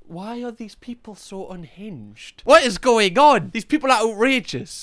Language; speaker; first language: English; native; English